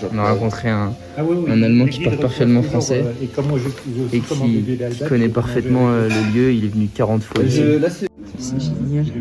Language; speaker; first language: French; native; French